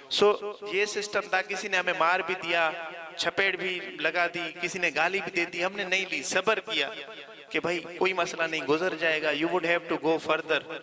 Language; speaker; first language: Urdu; non-native, local second language; Saraiki